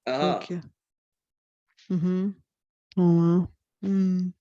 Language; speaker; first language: French; non-native, fluent; Bulgarian